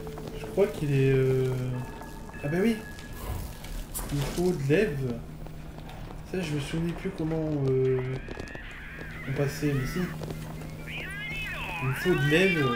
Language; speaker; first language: French; native; French